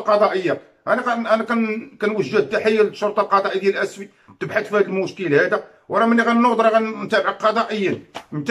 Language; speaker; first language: Arabic; native; Arabic